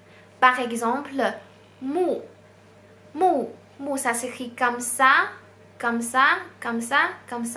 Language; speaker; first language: French; non-native, fluent; Chinese